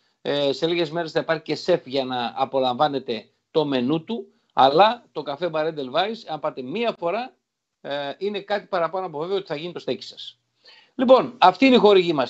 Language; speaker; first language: Greek; native; Greek